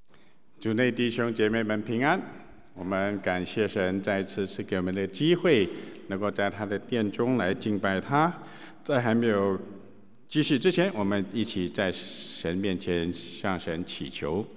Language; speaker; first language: Chinese; native; Chinese